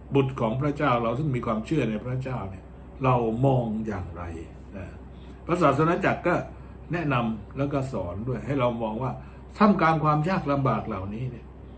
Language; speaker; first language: Thai; native; Thai